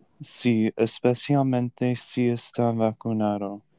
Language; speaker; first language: Spanish; non-native, learner; English